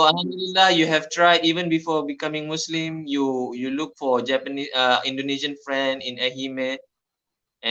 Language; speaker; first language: English; non-native, fluent; Malay